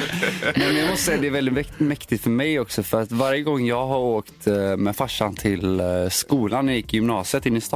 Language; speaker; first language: Swedish; native; Swedish